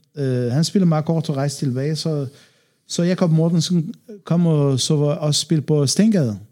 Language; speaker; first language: Danish; non-native, fluent; Arabic